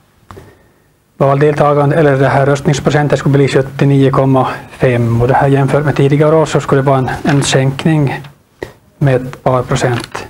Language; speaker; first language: Swedish; native; Swedish